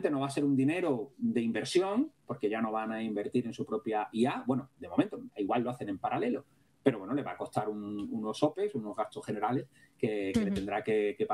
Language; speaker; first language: Spanish; native; Spanish